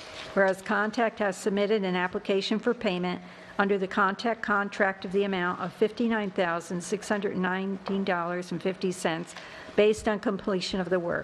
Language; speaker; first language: English; native; English